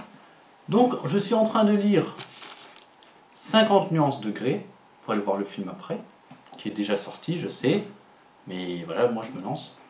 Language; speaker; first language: French; native; French